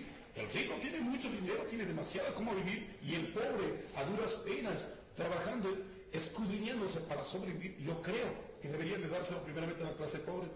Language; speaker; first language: Spanish; native; Spanish